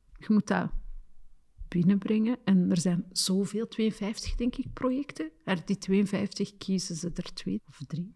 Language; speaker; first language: Dutch; early bilingual, other home language; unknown